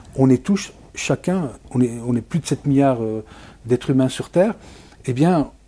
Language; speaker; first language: French; native; French